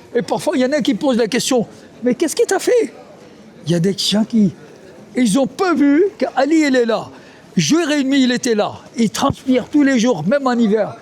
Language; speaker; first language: French; non-native, fluent; Punjabi